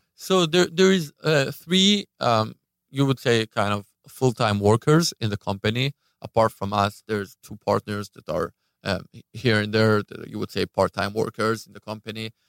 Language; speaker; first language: English; non-native, fluent; Hebrew